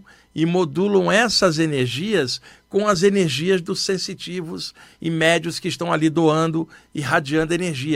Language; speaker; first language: Portuguese; native; Portuguese